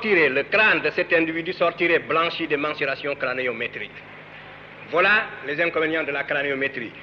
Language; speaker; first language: French; non-native, local second language; Wolof